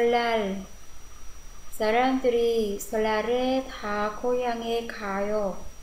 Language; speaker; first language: Korean; non-native, fluent; Vietnamese